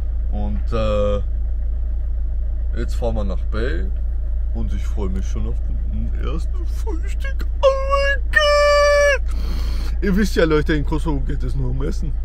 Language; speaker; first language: German; early bilingual, other home language; Albanian